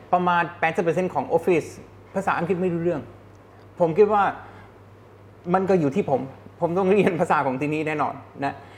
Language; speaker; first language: Thai; non-native, fluent; German